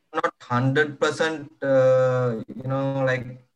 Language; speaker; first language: English; non-native, local second language; Sinhala